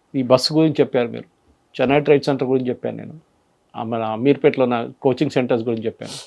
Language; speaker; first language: Telugu; non-native, fluent; Malayalam